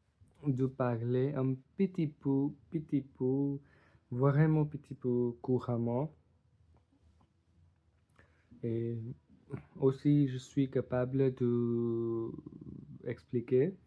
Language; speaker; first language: French; non-native, learner; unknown